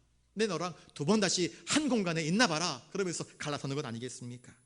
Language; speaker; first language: Korean; native; Korean